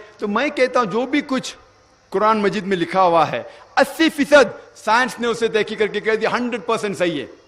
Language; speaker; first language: Urdu; non-native, local second language; Konkani